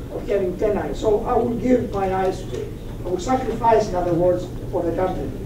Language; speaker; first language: English; non-native, fluent; Greek